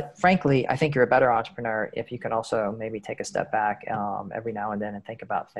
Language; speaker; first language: English; native; English